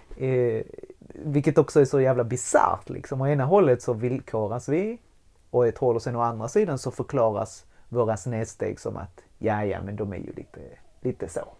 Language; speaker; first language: Swedish; early bilingual, other home language; Spanish